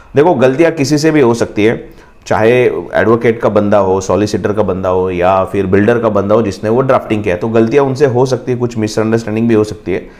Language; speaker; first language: Hindi; non-native, local second language; Marathi